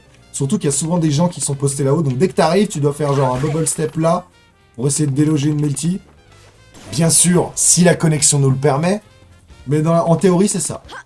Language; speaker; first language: French; native; French